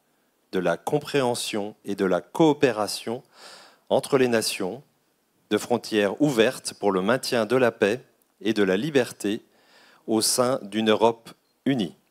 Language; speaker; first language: French; native; French